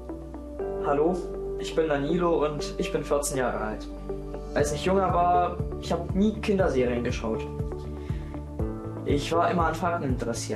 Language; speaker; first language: German; early bilingual, other home language; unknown